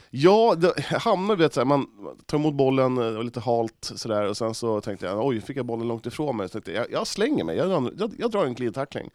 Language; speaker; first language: Swedish; native; Swedish